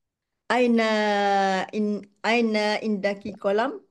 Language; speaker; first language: Arabic; non-native, learner; Malay